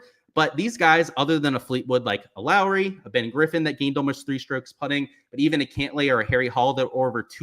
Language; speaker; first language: English; native; English